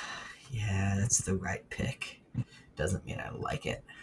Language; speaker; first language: English; native; English